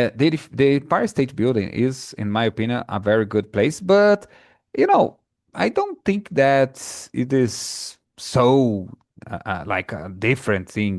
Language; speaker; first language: English; non-native, fluent; Portuguese